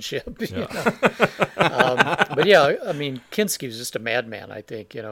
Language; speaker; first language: English; native; English